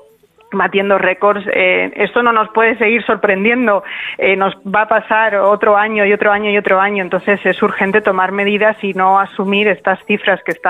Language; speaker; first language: Spanish; native; Spanish